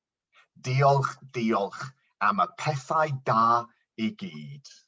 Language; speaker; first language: Welsh; non-native, local second language; English